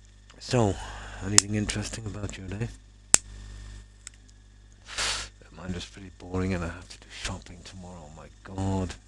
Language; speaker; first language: English; native; English